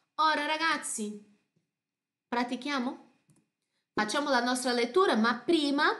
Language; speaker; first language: Italian; non-native, fluent; Portuguese